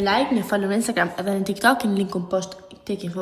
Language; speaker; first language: Albanian; early bilingual, heritage; Albanian